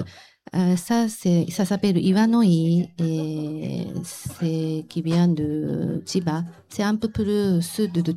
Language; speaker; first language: French; non-native, learner; Japanese